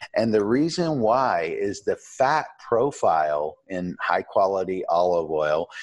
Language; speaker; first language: English; native; English